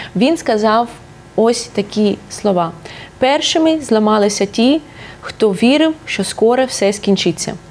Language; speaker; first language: Ukrainian; non-native, local second language; Russian